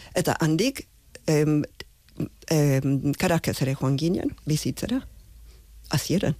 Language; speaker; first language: Basque; early bilingual, other home language; English